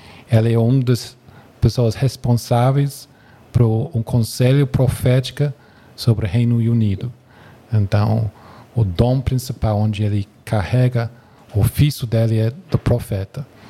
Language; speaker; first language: Portuguese; non-native, fluent; English